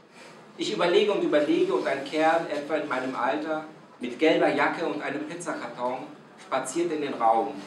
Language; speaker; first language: German; non-native, fluent; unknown